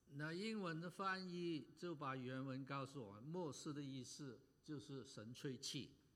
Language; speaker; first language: Chinese; native; Chinese